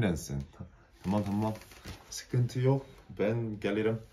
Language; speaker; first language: Turkish; non-native, learner; Korean